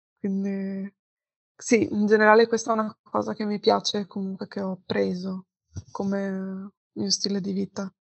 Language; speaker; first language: Italian; native; Italian